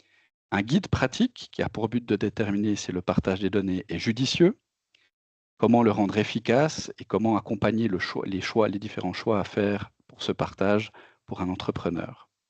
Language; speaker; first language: French; native; French